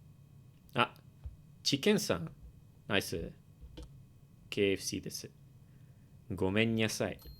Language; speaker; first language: Japanese; non-native, learner; English